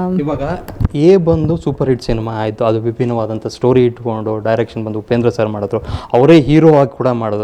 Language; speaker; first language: Kannada; native; Kannada